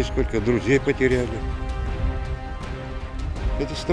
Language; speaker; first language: Russian; native; Russian